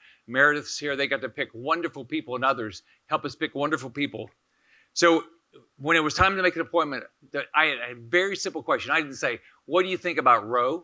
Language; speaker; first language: English; native; English